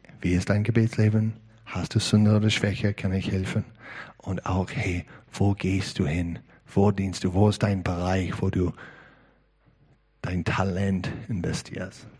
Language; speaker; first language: German; non-native, learner; English